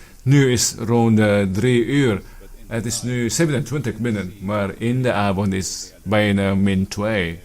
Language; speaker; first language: Dutch; non-native, fluent; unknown